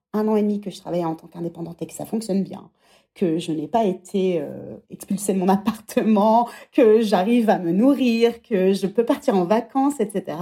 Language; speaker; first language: French; native; French